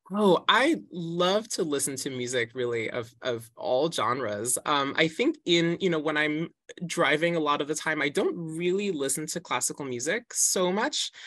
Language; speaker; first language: English; native; English